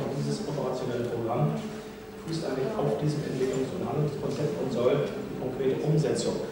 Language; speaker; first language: German; native; German